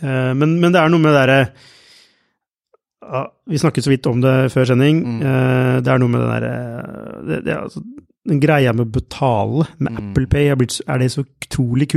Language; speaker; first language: Norwegian; native; Norwegian